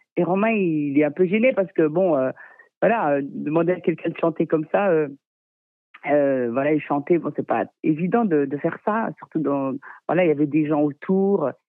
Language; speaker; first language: French; native; French